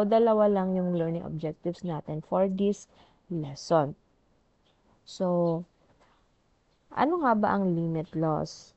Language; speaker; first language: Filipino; native; Filipino